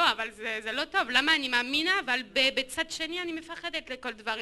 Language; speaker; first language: Hebrew; non-native, learner; French